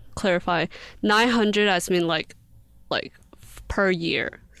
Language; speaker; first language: English; early bilingual, other home language; Korean